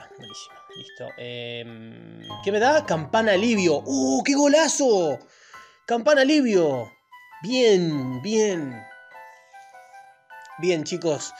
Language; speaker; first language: Spanish; native; Spanish